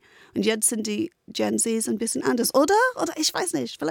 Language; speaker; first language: German; non-native, fluent; English